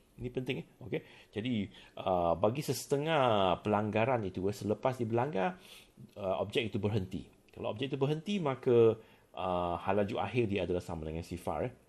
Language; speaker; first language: Malay; non-native, local second language; Chinese